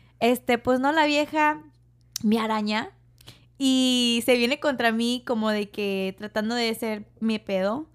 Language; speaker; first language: Spanish; early bilingual, heritage; Spanish